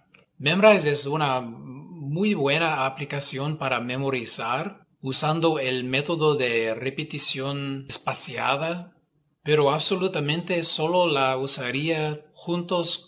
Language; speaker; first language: Spanish; non-native, fluent; English